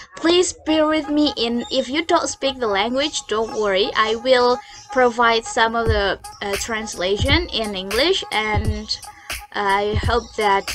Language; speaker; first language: English; non-native, fluent; Indonesian